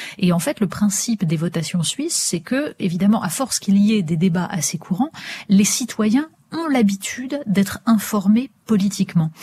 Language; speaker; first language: French; native; French